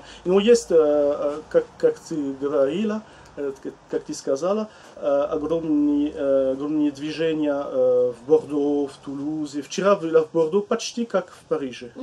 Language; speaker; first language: Russian; non-native, learner; French